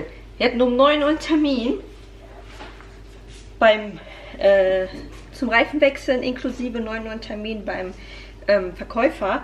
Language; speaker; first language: German; native; German